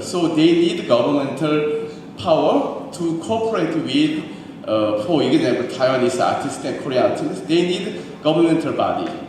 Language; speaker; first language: English; non-native, learner; Korean